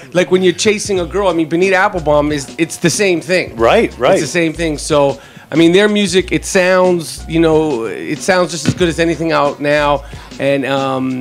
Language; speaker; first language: English; native; English